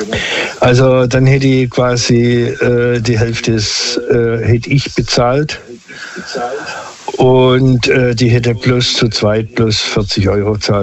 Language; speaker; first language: German; non-native, local second language; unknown